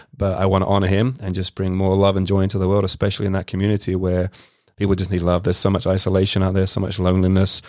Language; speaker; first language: English; native; English